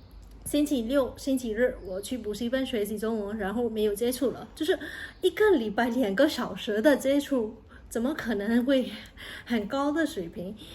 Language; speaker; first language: Chinese; non-native, fluent; Burmese